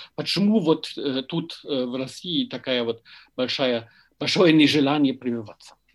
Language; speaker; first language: Russian; non-native, fluent; German